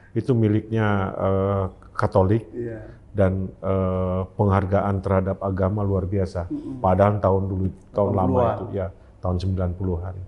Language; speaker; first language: Indonesian; native; Indonesian